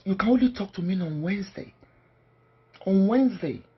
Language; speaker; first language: English; non-native, local second language; Yoruba